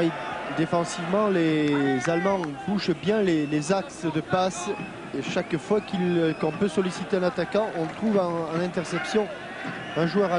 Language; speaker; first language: French; native; French